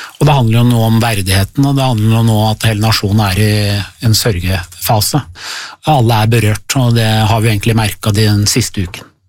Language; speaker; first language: Norwegian; early bilingual, other home language; Persian